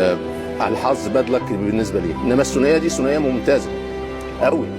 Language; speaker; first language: Arabic; native; Arabic